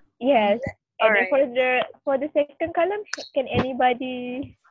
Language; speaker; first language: English; non-native, learner; Malay